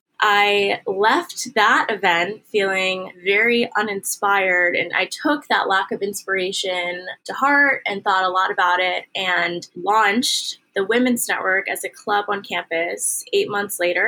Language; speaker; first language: English; native; English